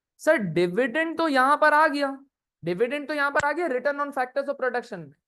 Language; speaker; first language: Urdu; native; Urdu